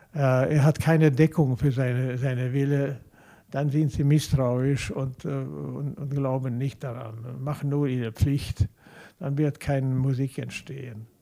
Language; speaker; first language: German; non-native, fluent; Swedish